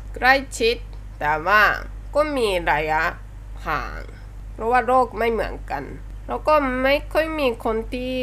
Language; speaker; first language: Thai; non-native, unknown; Japanese